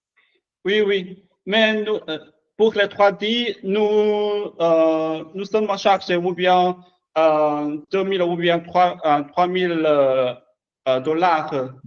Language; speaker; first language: French; non-native, learner; Chinese